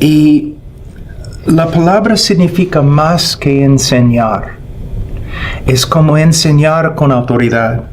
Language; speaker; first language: Spanish; non-native, fluent; English